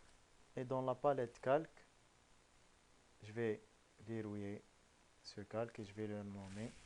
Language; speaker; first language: French; non-native, local second language; Arabic